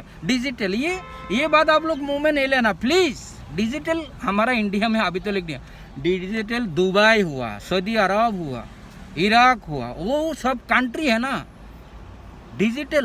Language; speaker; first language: Hindi; non-native, local second language; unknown